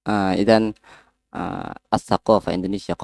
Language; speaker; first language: Arabic; non-native, learner; Indonesian